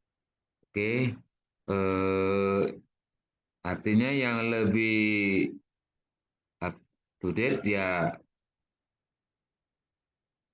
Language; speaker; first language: Indonesian; native; Indonesian